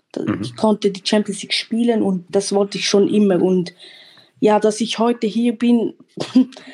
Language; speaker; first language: German; native; German